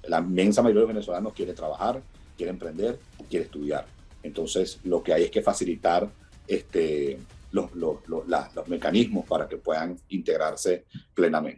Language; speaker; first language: Spanish; native; Spanish